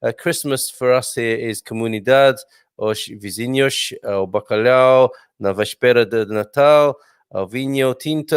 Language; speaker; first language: Portuguese; non-native, learner; English